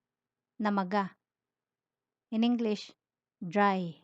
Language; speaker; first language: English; non-native, local second language; Filipino